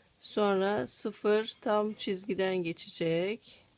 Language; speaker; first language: Turkish; native; Turkish